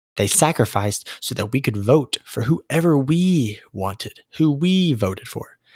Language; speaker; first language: English; native; English